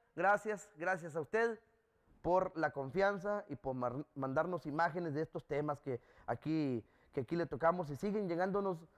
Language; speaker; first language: Spanish; native; Spanish